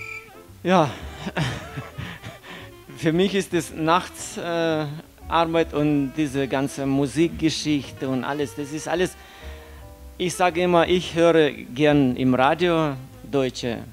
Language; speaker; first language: German; non-native, fluent; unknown